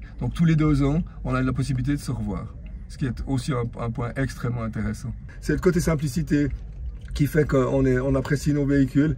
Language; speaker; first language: French; native; French